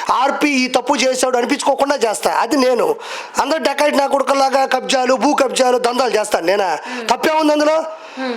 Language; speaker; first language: Telugu; native; Telugu